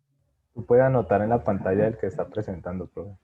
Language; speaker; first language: Spanish; native; Spanish